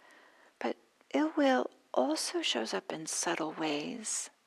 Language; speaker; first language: English; native; English